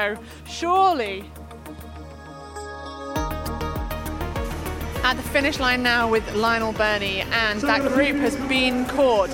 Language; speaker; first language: English; native; English